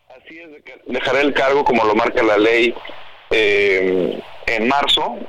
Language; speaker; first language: Spanish; native; Spanish